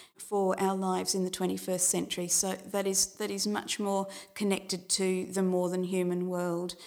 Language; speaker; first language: English; native; English